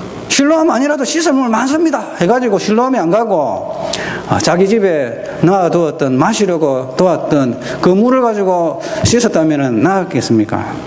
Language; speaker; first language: Korean; native; Korean